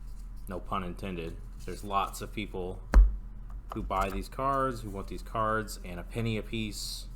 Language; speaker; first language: English; native; English